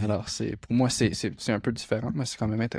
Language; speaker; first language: French; non-native, local second language; English